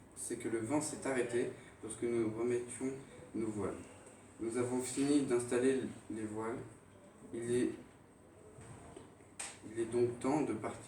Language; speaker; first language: French; native; French